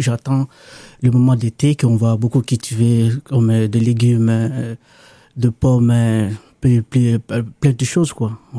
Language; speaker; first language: French; non-native, local second language; Lingala